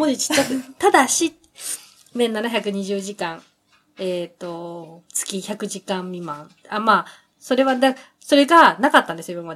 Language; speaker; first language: Japanese; native; Japanese